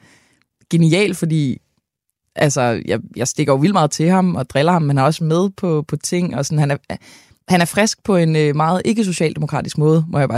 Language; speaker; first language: Danish; native; Danish